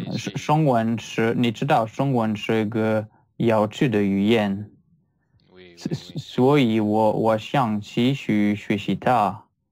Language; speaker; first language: Chinese; non-native, learner; French